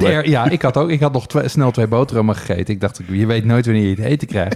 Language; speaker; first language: Dutch; native; Dutch